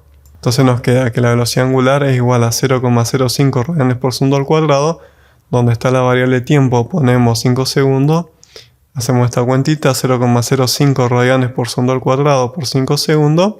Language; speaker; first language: Spanish; native; Spanish